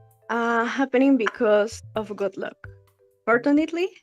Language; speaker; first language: English; non-native, learner; Spanish